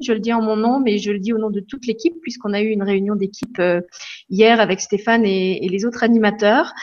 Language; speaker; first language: French; native; French